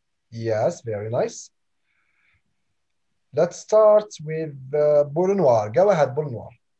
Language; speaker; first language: English; non-native, fluent; Arabic